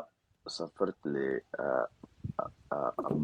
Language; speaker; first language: Arabic; non-native, learner; Spanish